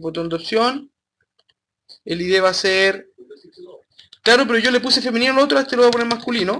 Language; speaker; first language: Spanish; native; Spanish